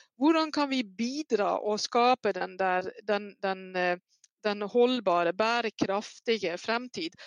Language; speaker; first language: Norwegian; non-native, fluent; Dutch